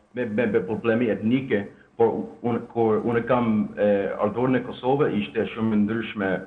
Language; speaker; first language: Albanian; non-native, learner; Danish